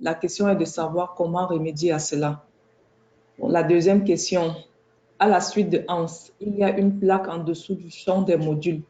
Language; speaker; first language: French; native; French